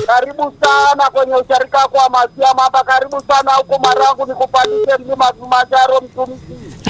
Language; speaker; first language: Swahili; native; Swahili